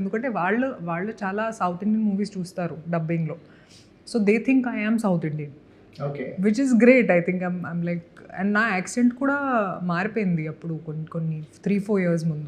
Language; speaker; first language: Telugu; non-native, fluent; Hindi